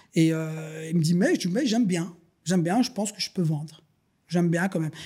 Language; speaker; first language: French; native; French